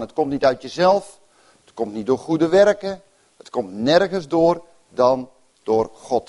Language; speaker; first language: Dutch; native; Dutch